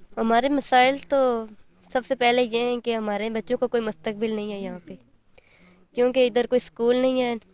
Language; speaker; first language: Urdu; non-native, local second language; Pahari-Potwari